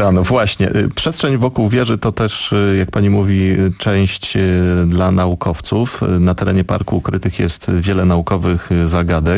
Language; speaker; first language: Polish; native; Polish